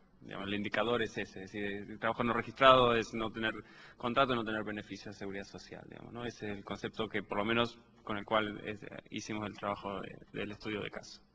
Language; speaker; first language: Spanish; native; Spanish